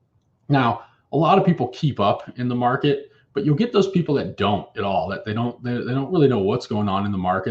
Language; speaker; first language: English; native; English